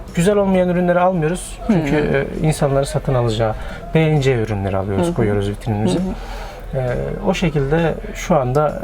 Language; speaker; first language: Turkish; native; Turkish